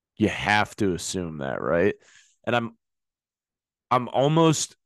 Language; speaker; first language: English; native; English